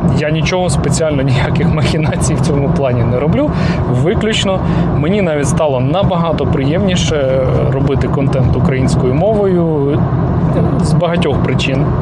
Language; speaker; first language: Ukrainian; non-native, local second language; Russian